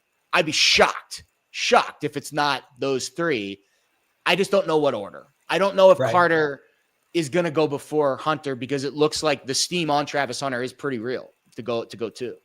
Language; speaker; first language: English; native; English